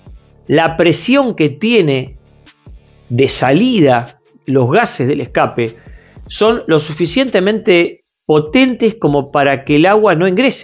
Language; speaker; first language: Spanish; native; Spanish